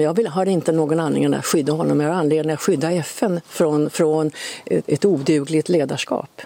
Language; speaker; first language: Swedish; native; Swedish